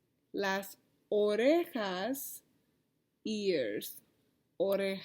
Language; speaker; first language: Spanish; early bilingual, heritage; Spanish